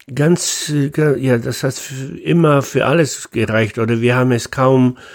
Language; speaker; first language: German; non-native, fluent; Polish